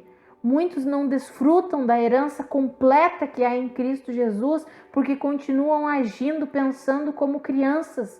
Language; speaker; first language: Portuguese; native; Portuguese